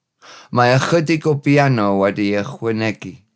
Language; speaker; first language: Welsh; non-native, learner; English